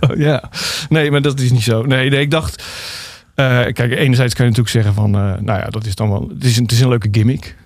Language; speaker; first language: Dutch; native; Dutch